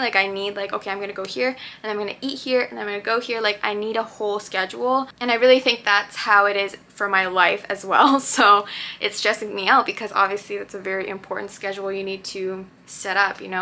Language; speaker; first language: English; early bilingual, other home language; Japanese